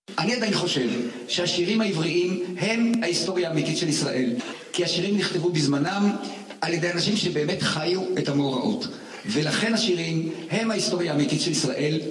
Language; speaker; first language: Hebrew; native; Hebrew